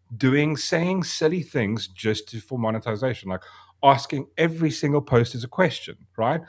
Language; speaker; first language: English; native; English